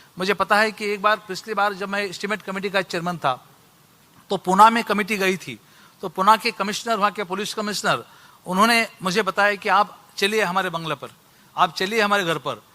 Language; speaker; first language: Hindi; non-native, local second language; Marathi